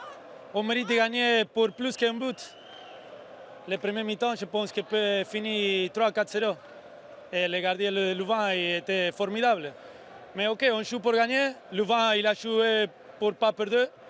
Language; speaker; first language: French; non-native, learner; Spanish